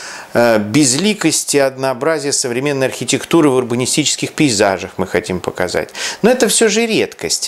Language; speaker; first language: Russian; native; Russian